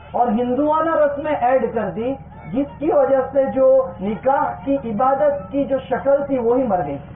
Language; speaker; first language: Urdu; non-native, local second language; Gujarati